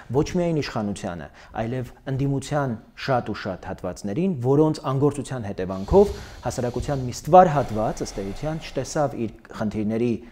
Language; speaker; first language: Armenian; native; Armenian